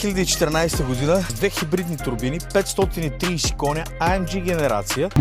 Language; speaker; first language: Bulgarian; native; Bulgarian